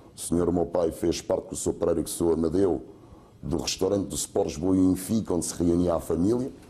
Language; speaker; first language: Portuguese; native; Portuguese